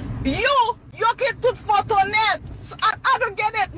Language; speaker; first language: English; non-native, fluent; Haitian Creole